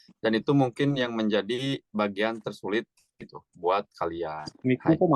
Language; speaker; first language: Indonesian; native; Indonesian